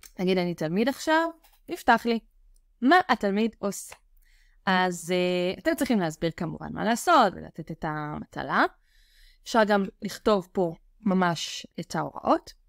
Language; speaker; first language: Hebrew; native; Hebrew